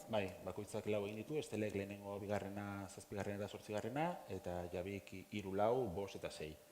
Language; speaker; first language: Basque; native; Basque